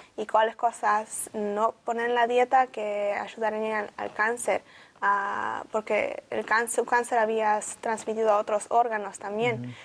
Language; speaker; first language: Spanish; early bilingual, heritage; Spanish